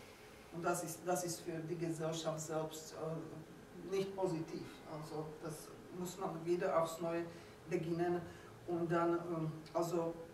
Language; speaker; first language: German; non-native, fluent; Slovak